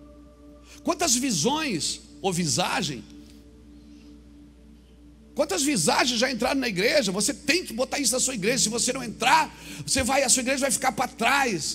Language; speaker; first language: Portuguese; native; Portuguese